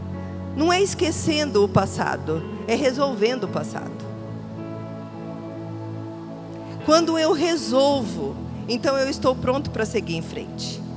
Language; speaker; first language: Portuguese; native; Portuguese